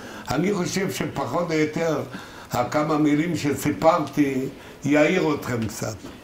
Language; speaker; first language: Hebrew; non-native, fluent; Yiddish